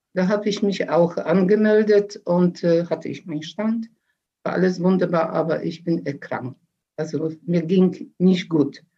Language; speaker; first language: German; non-native, fluent; Polish